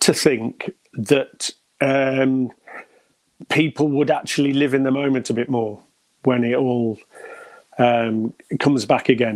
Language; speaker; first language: English; native; English